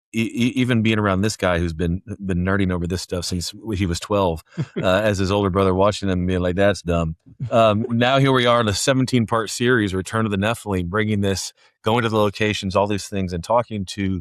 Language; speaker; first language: English; native; English